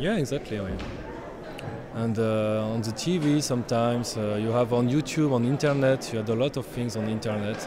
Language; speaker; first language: English; non-native, learner; French